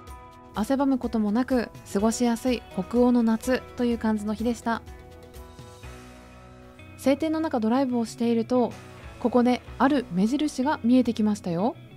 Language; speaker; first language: Japanese; native; Japanese